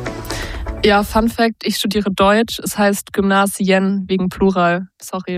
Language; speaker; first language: German; native; German